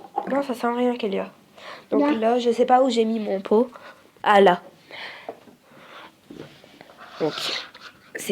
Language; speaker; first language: French; native; French